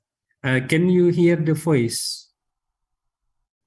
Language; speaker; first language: English; non-native, learner; Indonesian